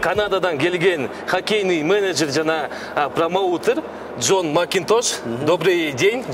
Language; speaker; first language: Russian; non-native, local second language; Kyrgyz